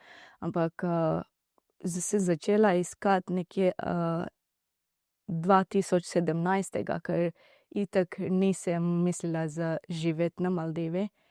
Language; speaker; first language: Slovenian; non-native, learner; Divehi